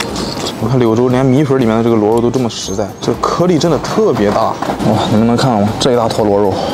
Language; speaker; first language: Chinese; native; Chinese